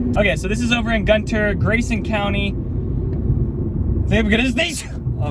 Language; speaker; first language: English; native; English